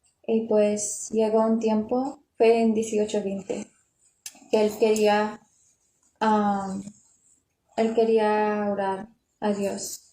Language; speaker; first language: Spanish; non-native, learner; English